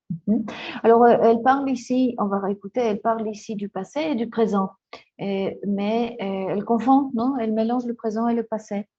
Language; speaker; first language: French; non-native, fluent; Spanish